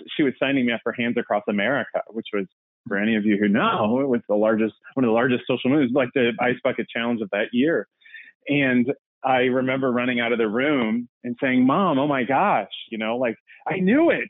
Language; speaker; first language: English; native; English